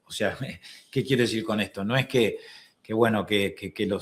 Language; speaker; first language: Spanish; native; Spanish